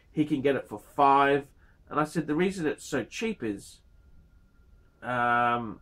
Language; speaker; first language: English; native; English